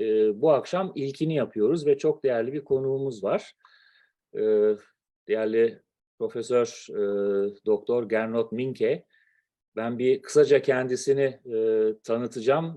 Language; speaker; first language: Turkish; native; Turkish